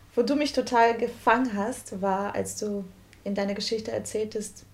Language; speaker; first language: German; non-native, fluent; Portuguese